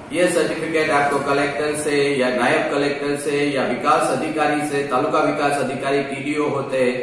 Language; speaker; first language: Hindi; non-native, local second language; Gujarati